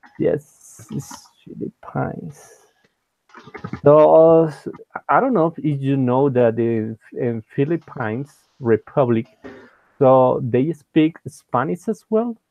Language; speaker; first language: English; non-native, learner; Spanish